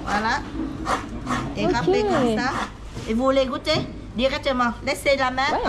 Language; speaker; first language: French; non-native, learner; Vietnamese